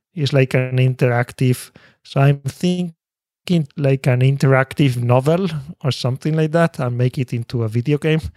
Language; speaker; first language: English; non-native, fluent; Spanish